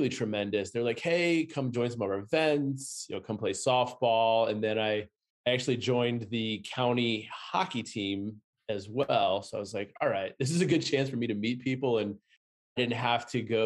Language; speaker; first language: English; native; English